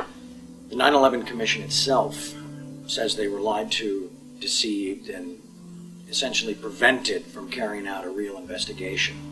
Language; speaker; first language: English; native; English